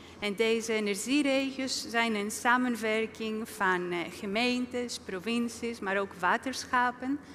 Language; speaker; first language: Dutch; non-native, fluent; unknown